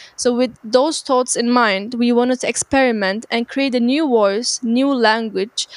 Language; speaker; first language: English; non-native, fluent; Turkish